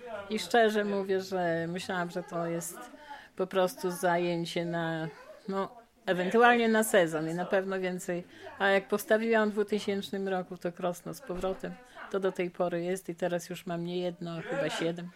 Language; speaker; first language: Polish; native; Polish